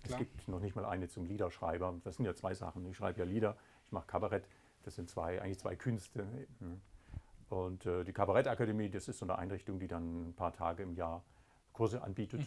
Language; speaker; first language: German; native; German